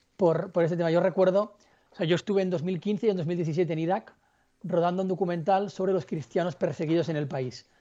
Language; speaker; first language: Spanish; native; Spanish